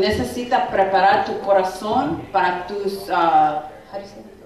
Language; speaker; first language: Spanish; non-native, learner; English